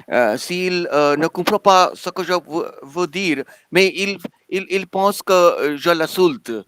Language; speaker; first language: French; non-native, fluent; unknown